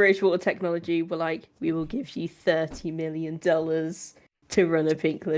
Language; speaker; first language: English; native; English